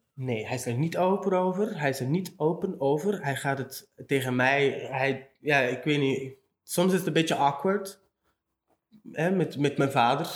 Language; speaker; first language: Dutch; early bilingual, other home language; Romany